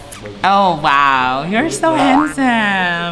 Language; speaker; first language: English; non-native, learner; Indonesian